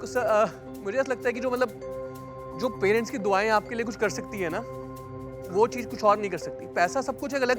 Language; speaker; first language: Hindi; native; Hindi